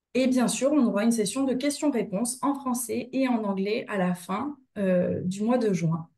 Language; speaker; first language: French; native; French